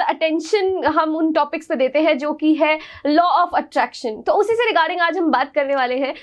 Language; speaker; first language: Hindi; native; Hindi